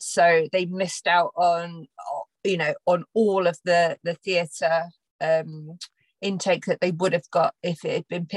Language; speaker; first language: English; native; English